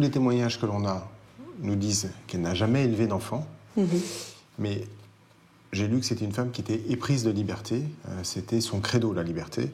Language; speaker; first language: French; native; French